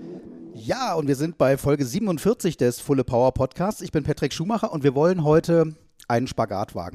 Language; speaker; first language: German; native; German